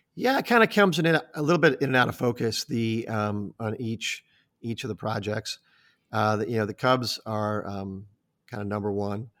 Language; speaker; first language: English; native; English